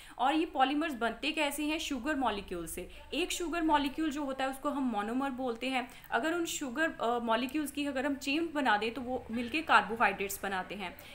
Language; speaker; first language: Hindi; non-native, local second language; Punjabi